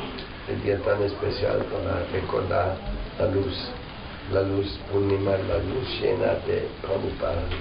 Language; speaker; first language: Spanish; non-native, fluent; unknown